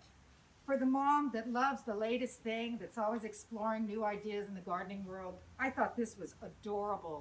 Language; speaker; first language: English; native; English